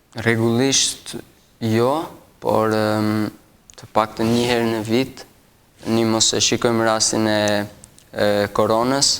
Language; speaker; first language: Albanian; early bilingual, heritage; Albanian